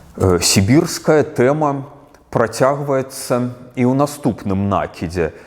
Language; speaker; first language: Belarusian; native; Belarusian